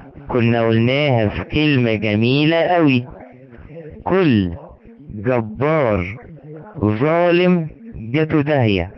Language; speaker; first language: Arabic; native; Arabic